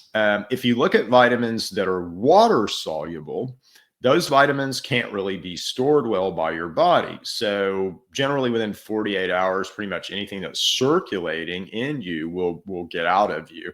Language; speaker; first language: English; native; English